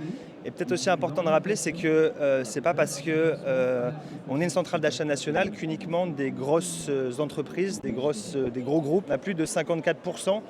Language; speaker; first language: French; native; French